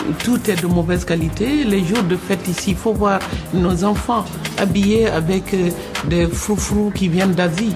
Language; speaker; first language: French; non-native, local second language; Bambara